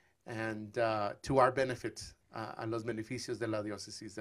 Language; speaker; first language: Spanish; early bilingual, heritage; English